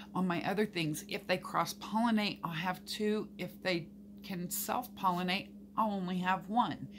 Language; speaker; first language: English; native; English